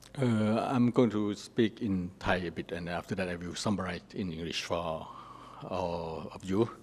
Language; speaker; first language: English; non-native, learner; Thai